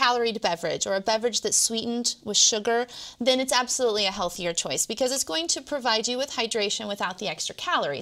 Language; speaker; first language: English; native; English